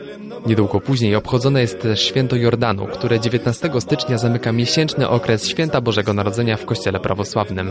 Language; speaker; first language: Polish; native; Polish